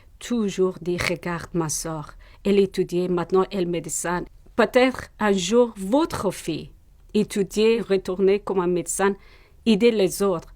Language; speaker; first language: French; non-native, learner; Persian